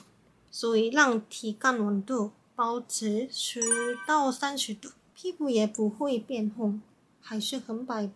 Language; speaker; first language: Chinese; non-native, learner; Korean